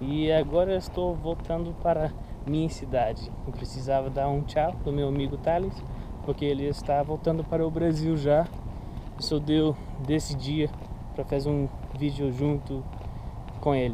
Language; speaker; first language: Portuguese; non-native, learner; English